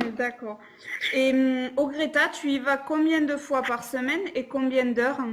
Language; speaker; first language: French; native; French